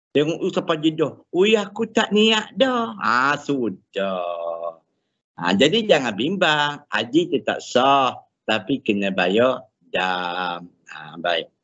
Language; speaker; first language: Malay; native; Malay